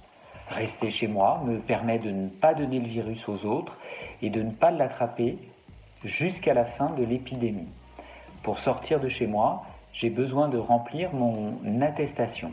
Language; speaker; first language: French; native; French